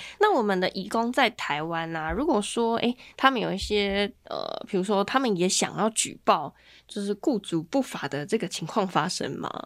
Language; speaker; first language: Chinese; native; Chinese